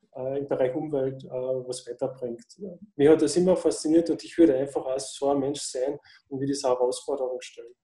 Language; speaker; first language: German; native; German